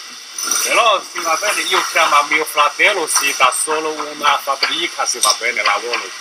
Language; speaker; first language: Italian; non-native, learner; Chinese